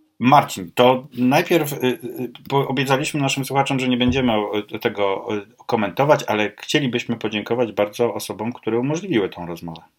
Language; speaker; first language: Polish; native; Polish